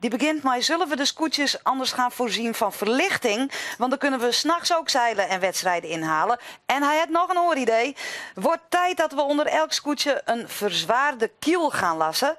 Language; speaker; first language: Dutch; non-native, local second language; Western Frisian